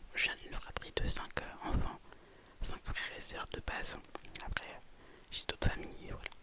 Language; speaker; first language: French; native; French